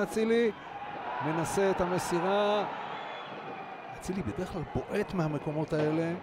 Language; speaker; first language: Hebrew; native; Hebrew